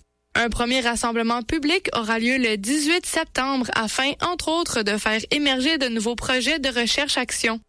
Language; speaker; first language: French; native; French